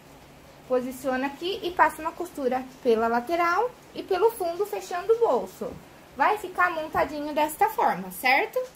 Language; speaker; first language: Portuguese; native; Portuguese